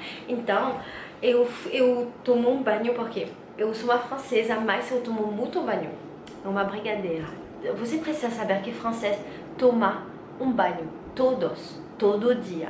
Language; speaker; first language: Portuguese; non-native, learner; French